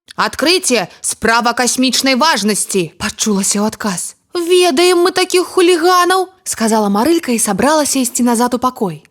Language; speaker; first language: Belarusian; native; Belarusian